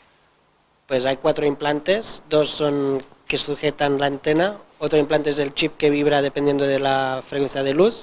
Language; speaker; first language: Spanish; non-native, local second language; Catalan